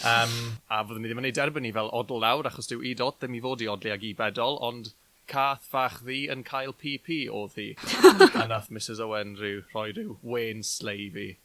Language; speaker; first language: Welsh; native; Welsh